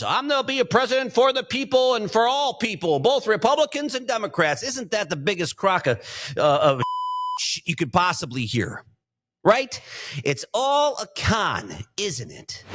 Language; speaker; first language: English; native; English